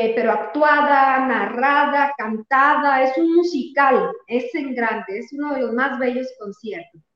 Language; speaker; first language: Spanish; native; Spanish